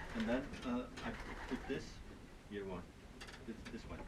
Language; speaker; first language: English; non-native, learner; Dutch